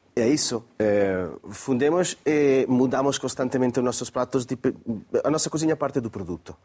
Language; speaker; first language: Portuguese; non-native, fluent; Italian